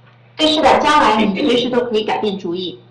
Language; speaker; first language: Chinese; native; Chinese